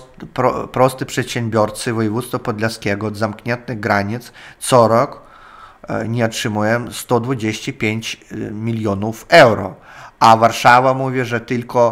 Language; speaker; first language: Polish; non-native, learner; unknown